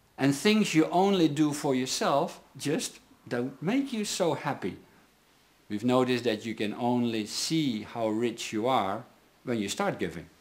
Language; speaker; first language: English; non-native, fluent; Dutch